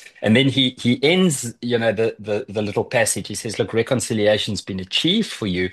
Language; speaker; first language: English; native; English